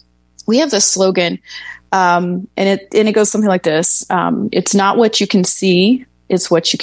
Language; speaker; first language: English; native; English